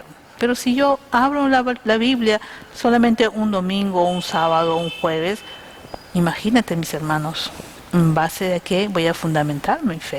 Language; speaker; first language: Spanish; native; Spanish